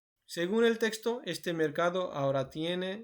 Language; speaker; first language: Spanish; non-native, learner; Urdu